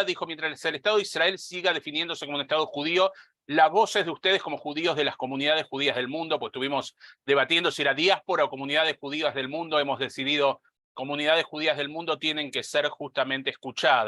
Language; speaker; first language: Spanish; native; Spanish